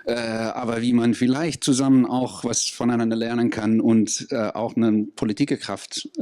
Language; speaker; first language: German; non-native, fluent; Dutch